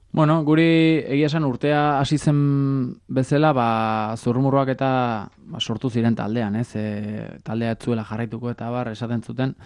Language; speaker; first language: Basque; native; Basque